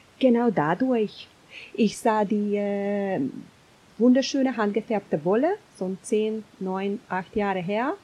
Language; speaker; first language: German; non-native, fluent; Hungarian